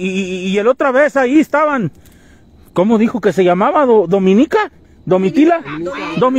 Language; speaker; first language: Spanish; native; Spanish